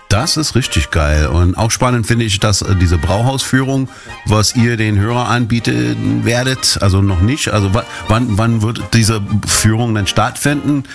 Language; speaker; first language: German; native; German